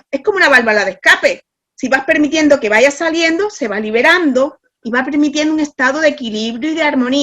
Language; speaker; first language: Spanish; native; Spanish